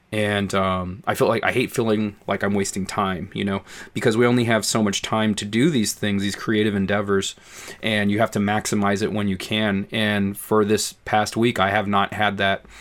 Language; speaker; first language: English; native; English